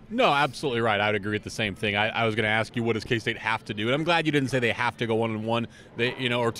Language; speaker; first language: English; native; English